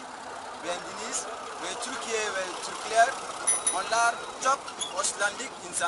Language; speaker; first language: Turkish; non-native, learner; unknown